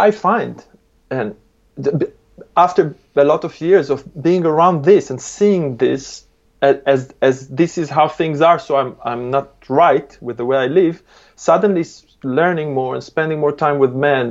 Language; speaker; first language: English; non-native, fluent; Hebrew